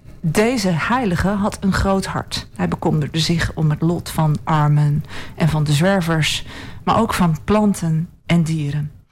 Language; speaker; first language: Dutch; native; Dutch